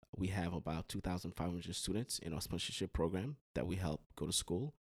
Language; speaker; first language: English; early bilingual, other home language; Haitian Creole